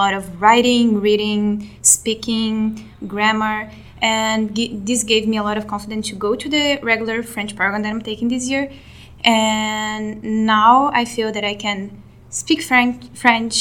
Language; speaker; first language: English; non-native, fluent; Portuguese